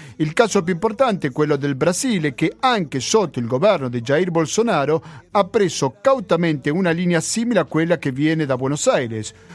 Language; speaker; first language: Italian; non-native, fluent; Spanish